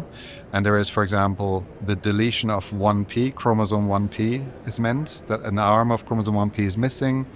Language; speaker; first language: English; non-native, fluent; German